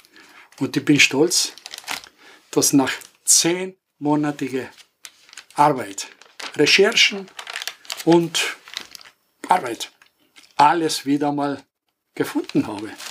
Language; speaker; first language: German; non-native, fluent; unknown